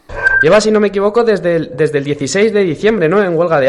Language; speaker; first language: Spanish; native; Spanish